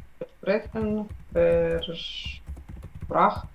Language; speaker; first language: German; non-native, learner; Ukrainian